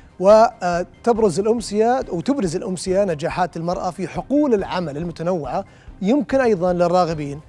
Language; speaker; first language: Arabic; native; Arabic